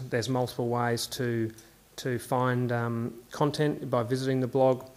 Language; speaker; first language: English; native; English